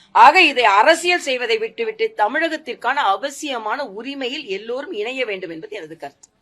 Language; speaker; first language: Tamil; native; Tamil